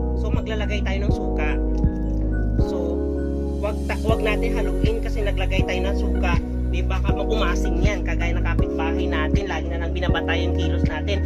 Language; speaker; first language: Filipino; non-native, local second language; Kinaray-a